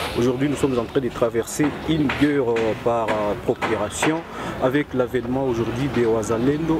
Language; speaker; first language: French; non-native, local second language; Swahili